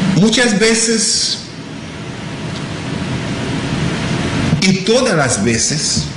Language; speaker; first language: Spanish; non-native, local second language; English